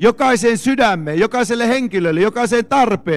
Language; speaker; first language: Finnish; native; Finnish